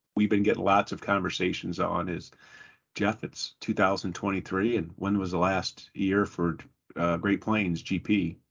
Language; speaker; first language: English; native; English